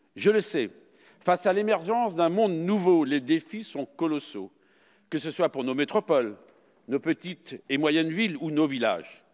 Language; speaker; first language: French; native; French